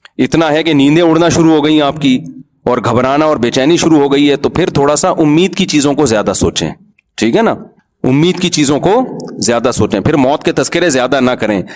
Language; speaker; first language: Urdu; native; Urdu